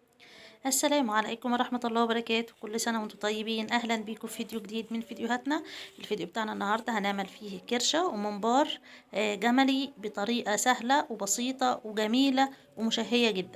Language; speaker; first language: Arabic; native; Arabic